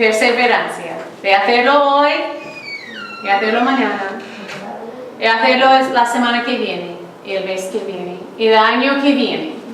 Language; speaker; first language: Spanish; non-native, fluent; English